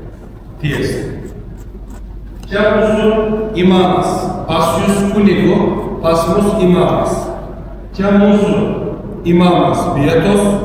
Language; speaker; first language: Lithuanian; non-native, learner; Turkish